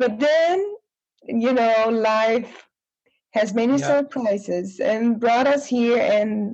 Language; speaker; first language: English; non-native, fluent; Portuguese